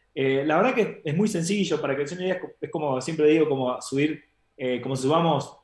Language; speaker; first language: Spanish; native; Spanish